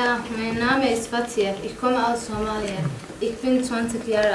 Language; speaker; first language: German; non-native, learner; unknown